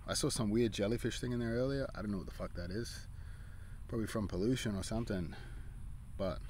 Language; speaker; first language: English; native; English